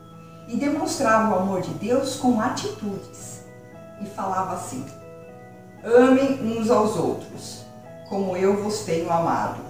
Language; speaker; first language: Portuguese; native; Portuguese